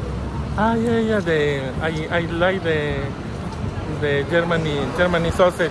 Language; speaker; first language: English; non-native, learner; Spanish